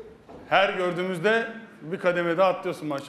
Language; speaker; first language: Turkish; native; Turkish